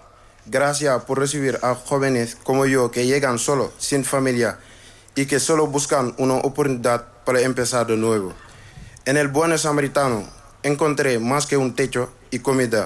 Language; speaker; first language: Spanish; non-native, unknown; Wolof